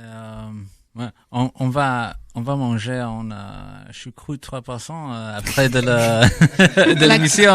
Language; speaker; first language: French; non-native, learner; English